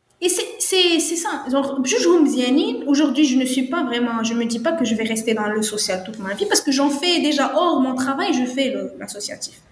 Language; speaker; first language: French; non-native, local second language; Arabic